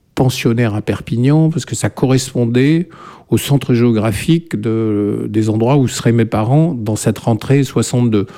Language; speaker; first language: French; native; French